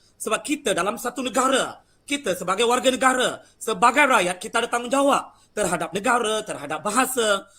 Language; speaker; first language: Malay; native; Malay